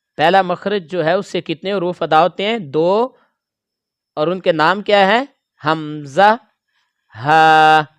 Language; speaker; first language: Urdu; native; Urdu